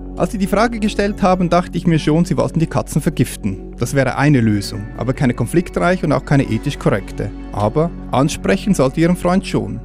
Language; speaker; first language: German; native; German